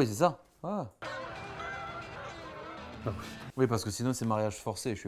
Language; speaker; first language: French; native; French